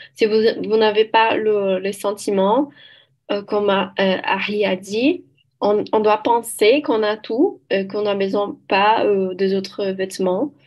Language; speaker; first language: French; non-native, learner; Portuguese